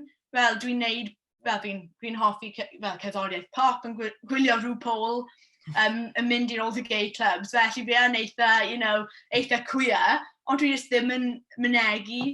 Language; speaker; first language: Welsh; non-native, local second language; English